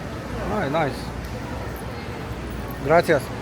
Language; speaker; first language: Spanish; non-native, learner; Romanian